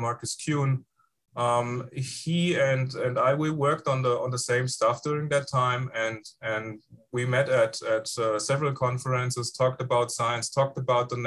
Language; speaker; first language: English; non-native, fluent; German